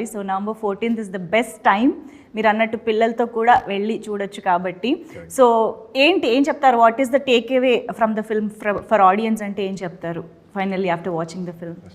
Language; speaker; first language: Telugu; native; Telugu